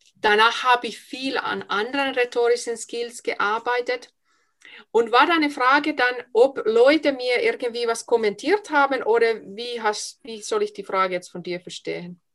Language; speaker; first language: German; non-native, fluent; Finnish